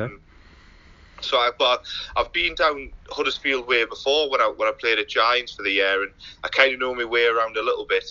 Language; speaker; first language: English; native; English